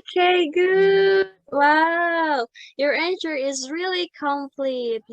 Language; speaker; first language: English; non-native, learner; Indonesian